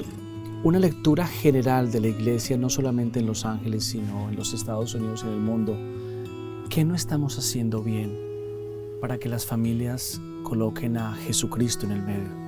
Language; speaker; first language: Spanish; native; Spanish